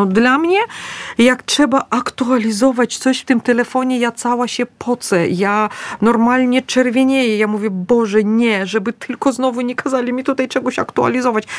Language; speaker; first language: Polish; non-native, fluent; Russian